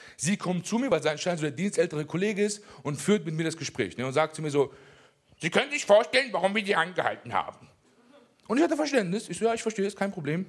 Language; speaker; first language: German; early bilingual, other home language; Persian